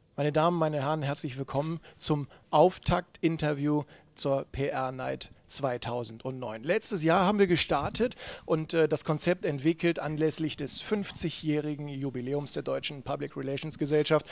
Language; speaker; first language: German; native; German